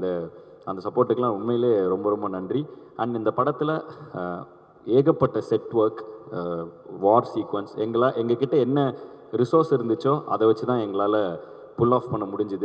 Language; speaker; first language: Tamil; native; Tamil